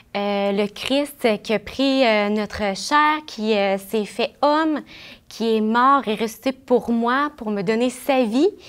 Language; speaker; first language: French; native; French